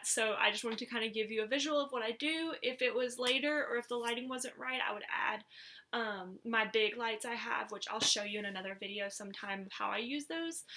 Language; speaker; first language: English; native; English